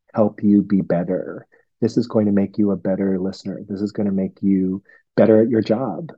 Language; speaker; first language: English; non-native, local second language; Cantonese